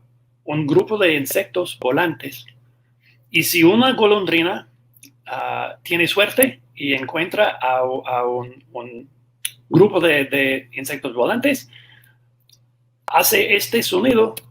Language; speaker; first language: Spanish; non-native, fluent; English